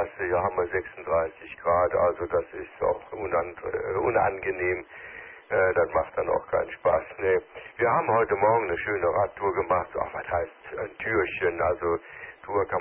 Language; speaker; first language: German; native; German